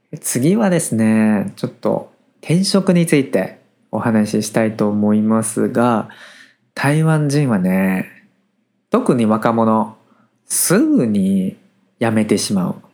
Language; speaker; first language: Japanese; native; Japanese